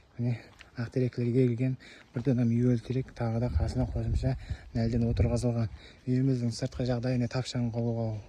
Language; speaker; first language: Uzbek; non-native, local second language; Kara-Kalpak